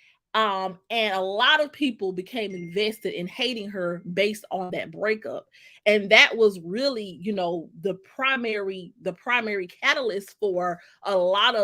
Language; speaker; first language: English; native; English